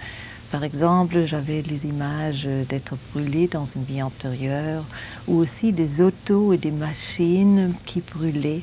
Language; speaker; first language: French; non-native, fluent; German